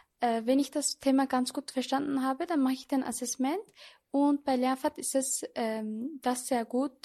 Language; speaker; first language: German; non-native, local second language; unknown